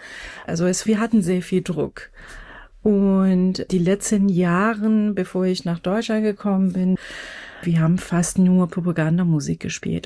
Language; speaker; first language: German; non-native, fluent; Persian